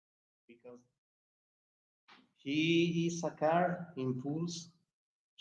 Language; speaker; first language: English; non-native, learner; Spanish